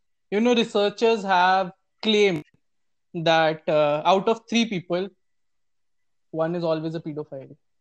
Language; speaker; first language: English; non-native, local second language; Hindi